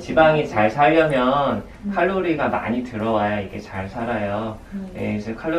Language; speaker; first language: Korean; native; Korean